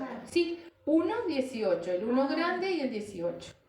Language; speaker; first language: Spanish; native; Spanish